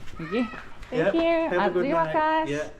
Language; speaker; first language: Korean; native; Korean